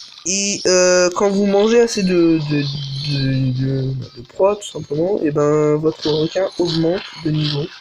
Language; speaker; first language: French; native; French